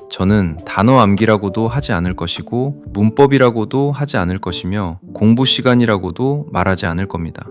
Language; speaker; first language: Korean; non-native, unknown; Arabic